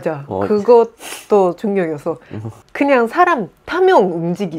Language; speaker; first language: Korean; non-native, fluent; Japanese